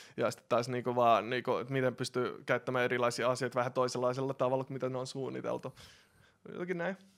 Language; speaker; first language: Finnish; early bilingual, other home language; Russian